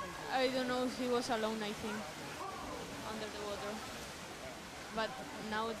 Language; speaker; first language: English; non-native, learner; Spanish